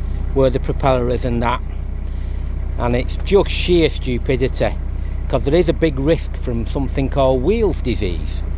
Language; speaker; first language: English; native; English